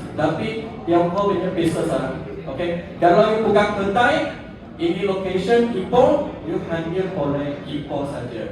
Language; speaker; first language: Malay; non-native, local second language; Chinese